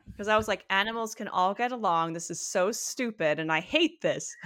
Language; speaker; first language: English; early bilingual, other home language; Italian